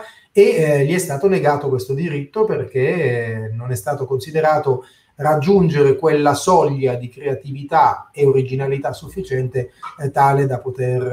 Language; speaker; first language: Italian; native; Italian